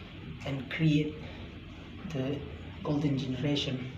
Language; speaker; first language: English; non-native, learner; Indonesian